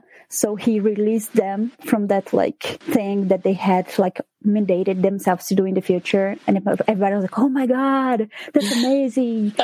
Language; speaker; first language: English; non-native, fluent; Portuguese